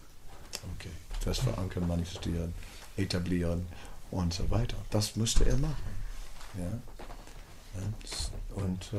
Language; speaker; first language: German; non-native, fluent; Dutch